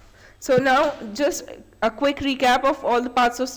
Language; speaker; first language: English; non-native, local second language; Hindi